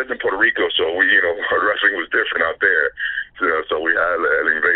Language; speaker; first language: English; non-native, fluent; Spanish